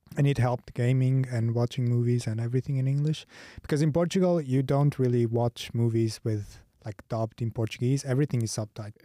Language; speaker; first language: English; non-native, fluent; Portuguese